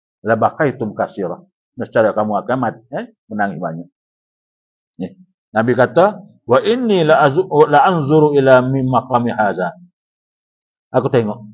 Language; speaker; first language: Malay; native; Malay